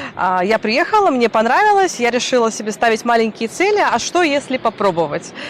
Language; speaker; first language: Russian; native; Russian